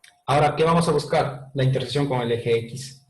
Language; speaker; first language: Spanish; native; Spanish